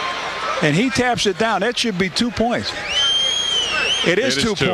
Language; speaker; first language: English; native; English